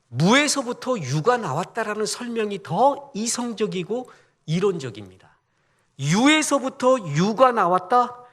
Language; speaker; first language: Korean; native; Korean